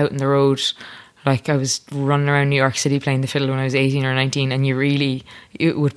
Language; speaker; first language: English; native; English